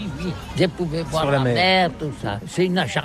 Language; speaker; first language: French; non-native, learner; Catalan